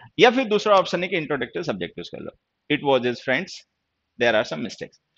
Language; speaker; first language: Hindi; native; Hindi